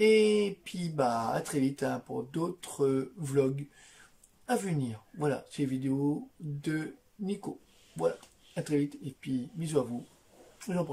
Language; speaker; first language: French; native; French